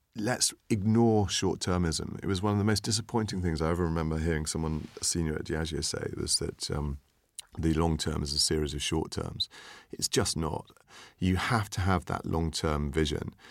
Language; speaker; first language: English; native; English